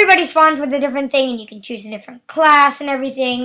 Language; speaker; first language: English; native; English